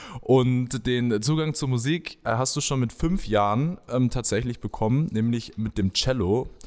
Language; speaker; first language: German; native; German